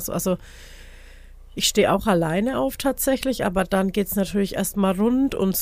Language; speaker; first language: German; native; German